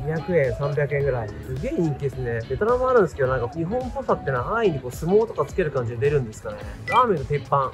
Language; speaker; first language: Japanese; native; Japanese